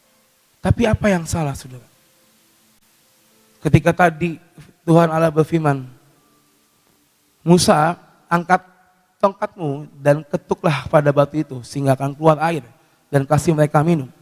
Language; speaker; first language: Indonesian; native; Indonesian